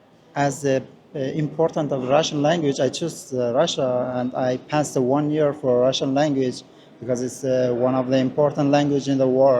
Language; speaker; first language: English; non-native, learner; Persian